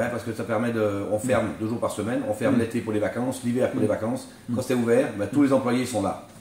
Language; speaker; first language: French; native; French